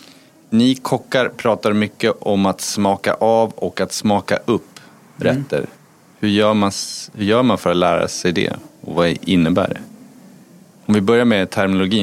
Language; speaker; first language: Swedish; native; Swedish